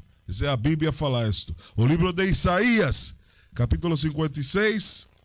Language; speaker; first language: Portuguese; non-native, learner; Spanish